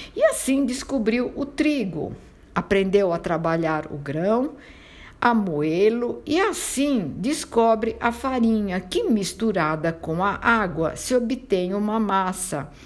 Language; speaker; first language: Portuguese; non-native, fluent; Italian